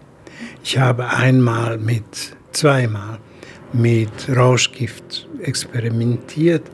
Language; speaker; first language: German; non-native, fluent; Hungarian